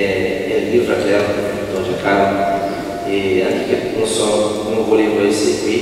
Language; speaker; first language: Italian; non-native, fluent; Portuguese